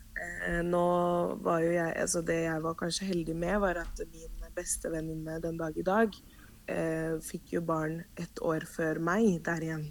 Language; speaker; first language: Norwegian; early bilingual, other home language; Spanish